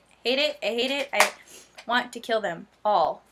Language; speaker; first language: English; native; English